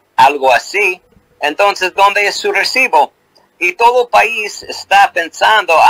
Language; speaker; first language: Spanish; non-native, learner; English